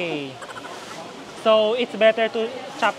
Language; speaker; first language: English; non-native, learner; Filipino